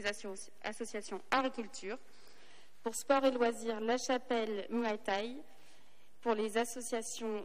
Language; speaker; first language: French; native; French